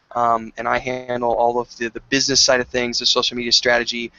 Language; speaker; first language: English; native; English